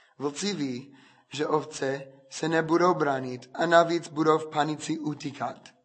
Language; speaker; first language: Czech; non-native, fluent; English